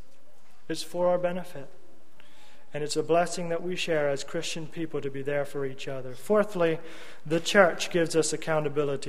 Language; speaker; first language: English; native; English